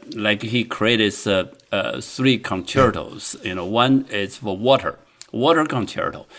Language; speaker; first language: English; non-native, fluent; Chinese